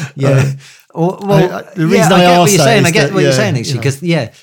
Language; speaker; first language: English; native; English